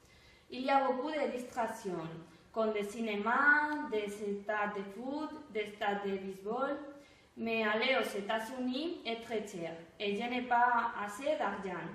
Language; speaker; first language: French; non-native, learner; Spanish